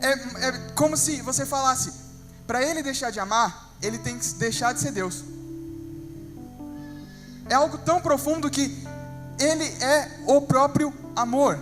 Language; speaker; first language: Portuguese; native; Portuguese